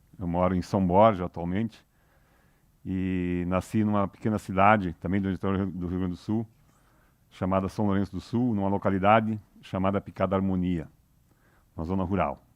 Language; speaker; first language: Portuguese; non-native, local second language; German